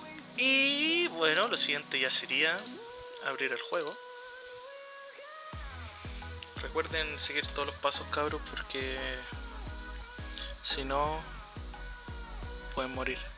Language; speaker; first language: Spanish; native; Spanish